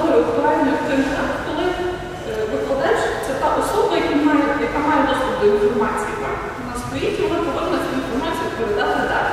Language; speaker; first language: Ukrainian; native; Ukrainian